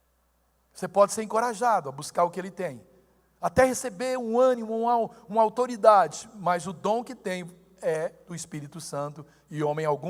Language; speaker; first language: Portuguese; native; Portuguese